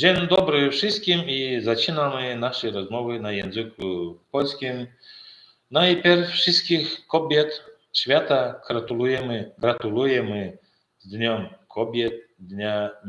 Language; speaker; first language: Polish; non-native, learner; Turkmen